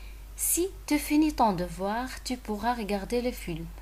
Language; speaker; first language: French; non-native, fluent; Arabic